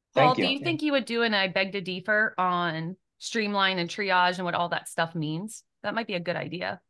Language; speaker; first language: English; native; English